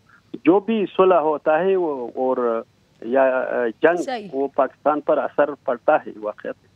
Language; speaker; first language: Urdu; non-native, fluent; Pashto